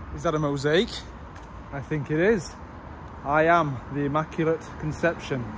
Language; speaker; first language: English; native; English